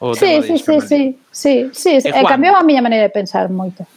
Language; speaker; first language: Galician; native; Galician